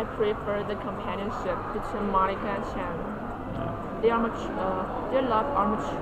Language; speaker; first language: English; non-native, learner; Chinese